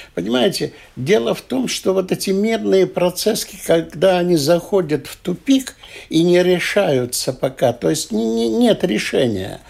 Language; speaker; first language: Russian; non-native, local second language; Latvian